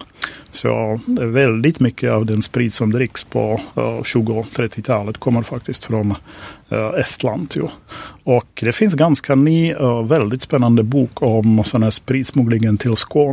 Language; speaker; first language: Swedish; non-native, fluent; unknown